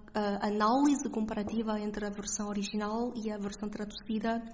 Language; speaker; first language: Portuguese; non-native, fluent; Chinese